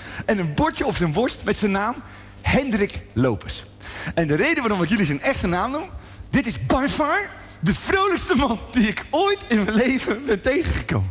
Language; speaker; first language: Dutch; native; Dutch